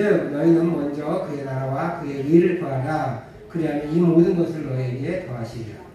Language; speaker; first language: Korean; native; Korean